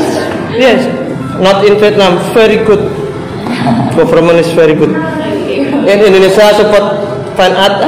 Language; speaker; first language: English; non-native, learner; Javanese